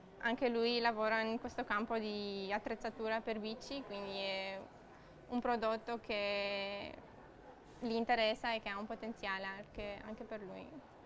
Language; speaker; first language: Italian; non-native, fluent; Romanian